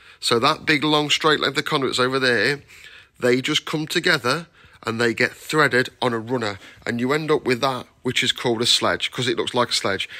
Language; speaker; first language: English; native; English